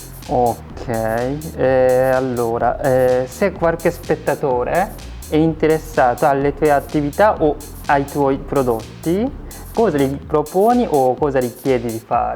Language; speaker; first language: Italian; non-native, fluent; Japanese